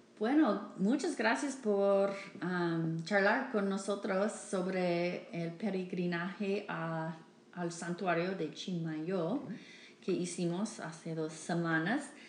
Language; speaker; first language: Spanish; non-native, learner; English